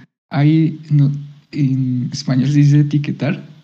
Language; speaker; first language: English; non-native, learner; Spanish